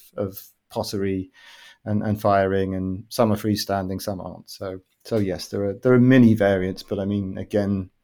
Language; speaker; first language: English; native; English